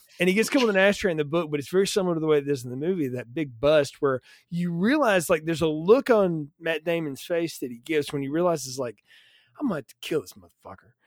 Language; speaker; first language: English; native; English